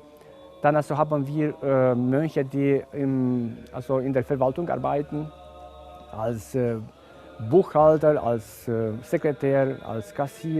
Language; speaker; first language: German; non-native, fluent; Romanian